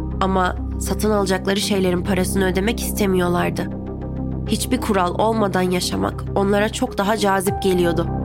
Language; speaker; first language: Turkish; native; Turkish